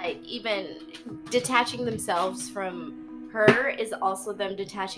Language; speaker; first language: English; native; English